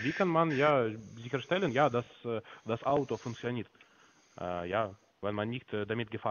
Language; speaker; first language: German; non-native, learner; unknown